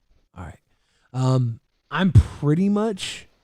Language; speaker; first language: English; native; English